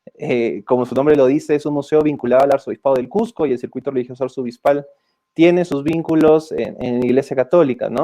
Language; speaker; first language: Spanish; native; Spanish